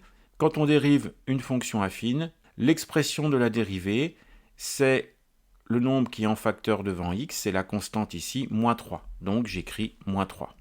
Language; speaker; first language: French; native; French